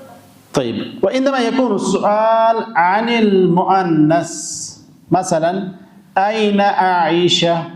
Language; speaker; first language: Arabic; non-native, fluent; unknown